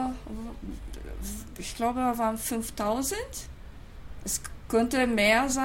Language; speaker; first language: German; non-native, fluent; Japanese